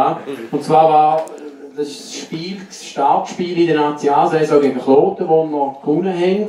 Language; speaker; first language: German; native; German